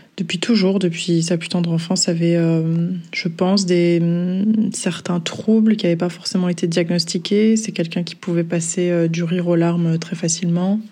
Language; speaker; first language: French; native; French